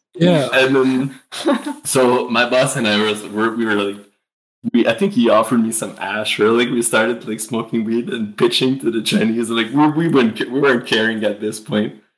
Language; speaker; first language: English; native; English